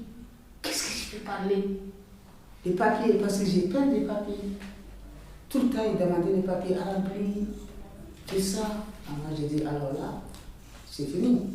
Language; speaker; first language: French; non-native, learner; Bambara